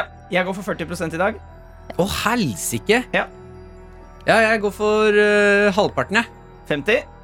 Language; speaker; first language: Norwegian; native; Norwegian